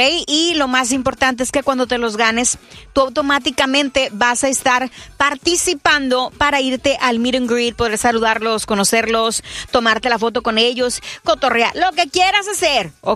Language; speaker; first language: Spanish; native; Spanish